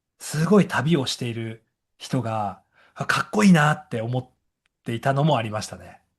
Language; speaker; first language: Japanese; native; Japanese